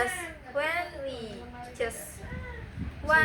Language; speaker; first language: English; non-native, learner; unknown